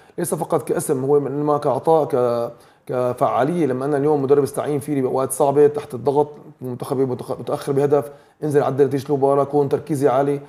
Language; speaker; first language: Arabic; native; Arabic